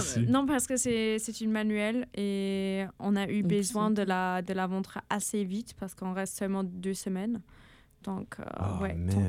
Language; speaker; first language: French; non-native, fluent; German